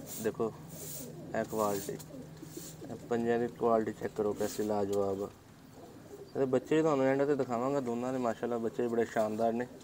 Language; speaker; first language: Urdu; non-native, local second language; Punjabi